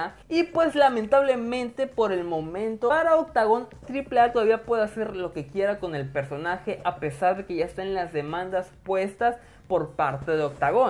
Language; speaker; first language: Spanish; native; Spanish